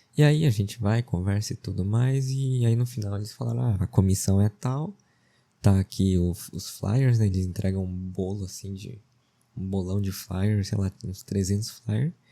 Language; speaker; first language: Portuguese; early bilingual, other home language; Japanese